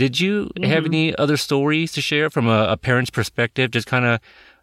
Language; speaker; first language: English; native; English